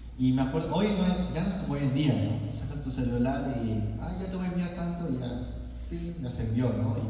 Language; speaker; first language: Spanish; early bilingual, other home language; Korean